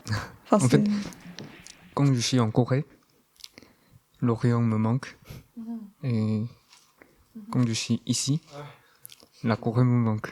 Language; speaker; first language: French; non-native, learner; Korean